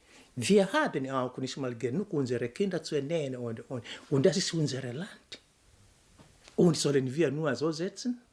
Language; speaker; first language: German; non-native, fluent; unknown